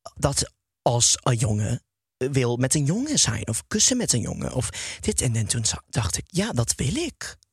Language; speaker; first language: Dutch; non-native, fluent; English